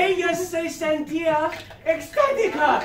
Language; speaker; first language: Spanish; non-native, learner; English